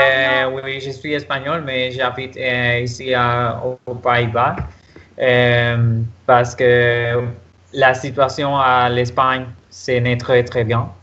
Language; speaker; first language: French; non-native, learner; Spanish